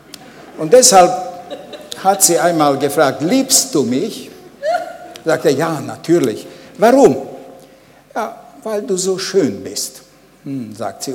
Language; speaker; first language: German; non-native, fluent; Hungarian